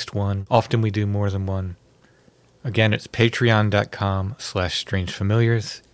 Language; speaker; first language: English; native; English